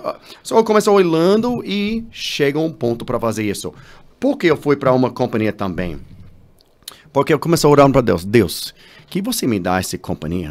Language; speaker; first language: Portuguese; non-native, learner; English